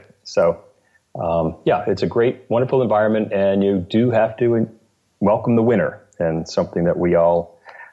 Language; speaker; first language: English; native; English